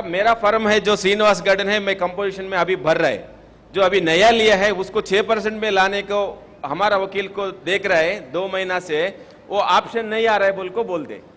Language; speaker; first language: Hindi; non-native, local second language; Kannada